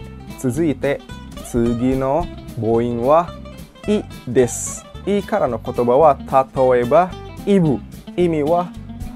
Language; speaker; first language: Japanese; non-native, fluent; Indonesian